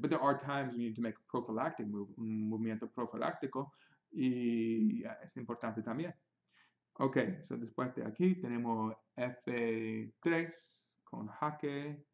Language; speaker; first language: Spanish; non-native, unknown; English